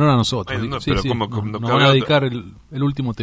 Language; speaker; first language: Spanish; native; Spanish